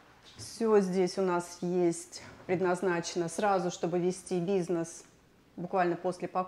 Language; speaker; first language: Russian; native; Russian